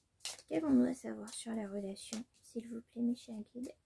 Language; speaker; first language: French; native; French